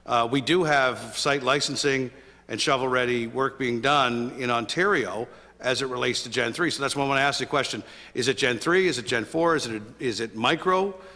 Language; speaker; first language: English; native; English